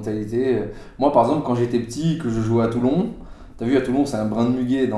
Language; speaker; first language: French; native; French